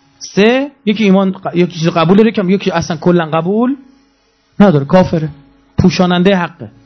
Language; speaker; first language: Persian; native; Persian